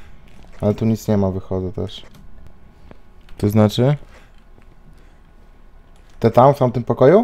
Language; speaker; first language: Polish; native; Polish